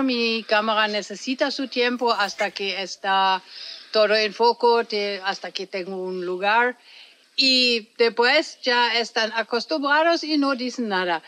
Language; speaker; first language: Spanish; non-native, fluent; German